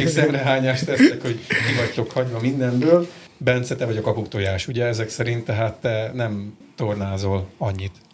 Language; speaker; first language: Hungarian; native; Hungarian